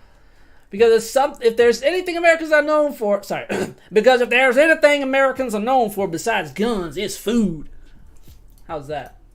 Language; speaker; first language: English; native; English